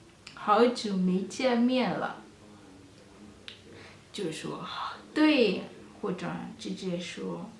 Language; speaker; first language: Chinese; non-native, fluent; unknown